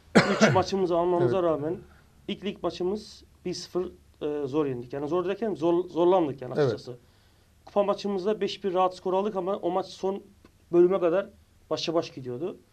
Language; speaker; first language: Turkish; native; Turkish